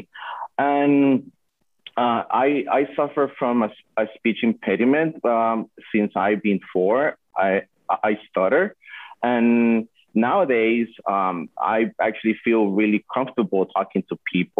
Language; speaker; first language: English; non-native, fluent; Spanish